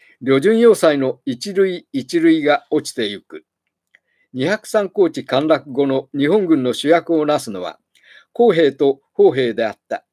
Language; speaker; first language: Japanese; native; Japanese